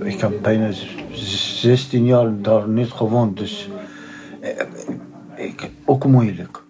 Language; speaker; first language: Dutch; non-native, learner; Arabic